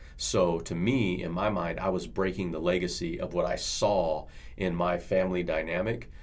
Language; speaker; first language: English; native; English